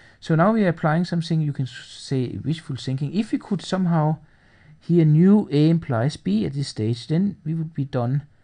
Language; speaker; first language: English; non-native, fluent; Danish